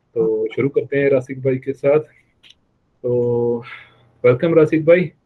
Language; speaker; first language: Hindi; non-native, local second language; Punjabi